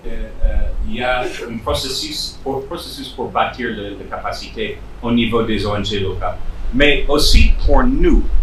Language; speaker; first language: French; non-native, fluent; English